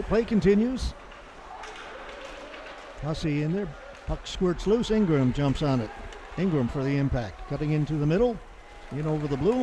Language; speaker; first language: English; native; English